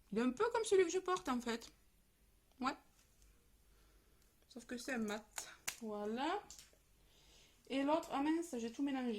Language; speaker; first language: French; native; French